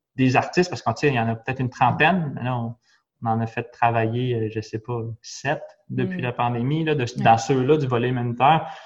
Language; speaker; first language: French; native; French